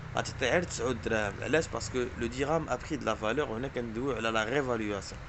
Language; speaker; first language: French; non-native, local second language; Arabic